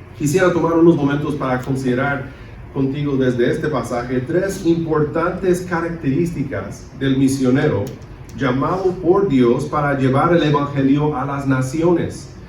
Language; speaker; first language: Spanish; early bilingual, other home language; English